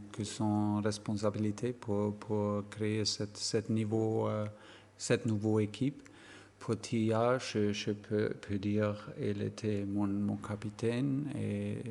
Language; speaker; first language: French; non-native, fluent; German